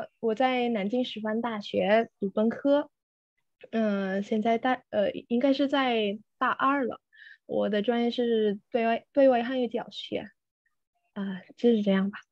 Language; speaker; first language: Chinese; non-native, fluent; Indonesian